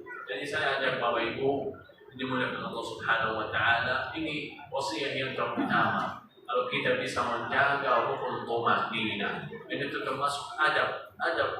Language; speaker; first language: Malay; non-native, fluent; Arabic